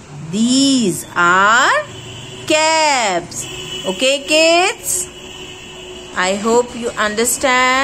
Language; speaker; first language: English; non-native, local second language; Hindi